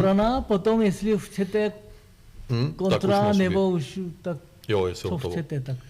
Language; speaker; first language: Czech; non-native, learner; Korean